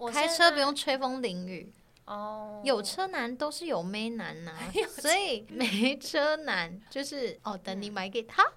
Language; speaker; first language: Chinese; native; Chinese